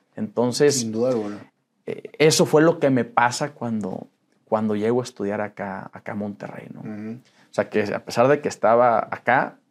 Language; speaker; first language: Spanish; native; Spanish